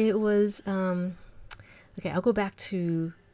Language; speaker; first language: English; early bilingual, other home language; Chinese